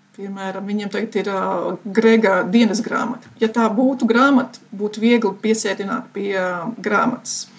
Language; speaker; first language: Latvian; native; Latvian